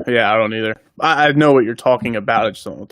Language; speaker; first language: English; native; English